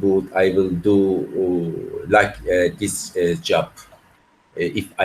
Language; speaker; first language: English; non-native, learner; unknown